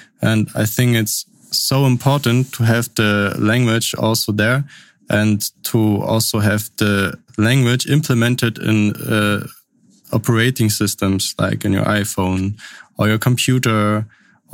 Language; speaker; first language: English; non-native, fluent; Upper Sorbian